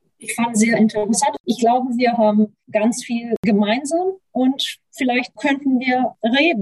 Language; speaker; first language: German; non-native, fluent; Portuguese